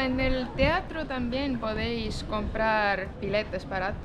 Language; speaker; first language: Spanish; non-native, fluent; Estonian